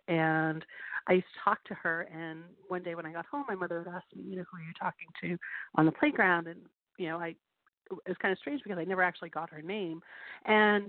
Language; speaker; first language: English; native; English